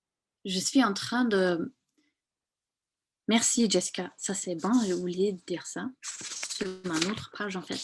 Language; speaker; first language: French; non-native, fluent; German